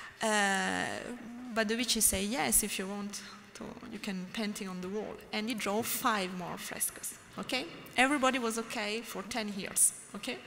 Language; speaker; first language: English; non-native, learner; French